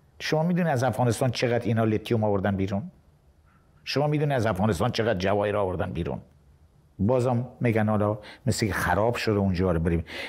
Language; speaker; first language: Persian; native; Persian